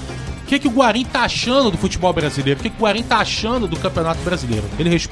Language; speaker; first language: Portuguese; native; Portuguese